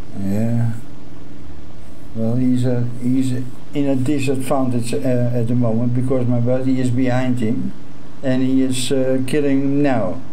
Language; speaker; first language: English; non-native, fluent; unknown